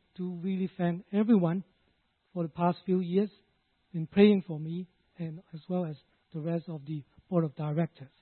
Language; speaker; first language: English; non-native, local second language; Cantonese